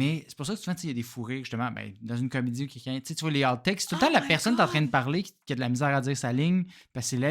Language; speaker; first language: French; native; French